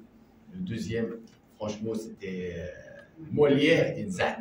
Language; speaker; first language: French; non-native, learner; Arabic